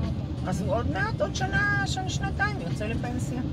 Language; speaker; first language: Hebrew; native; Hebrew